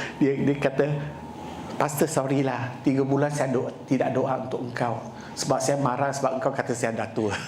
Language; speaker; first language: Malay; non-native, local second language; Chinese